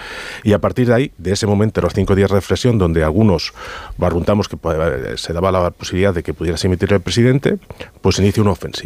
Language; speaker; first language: Spanish; native; Spanish